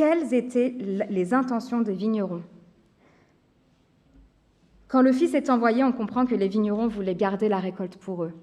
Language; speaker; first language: French; native; French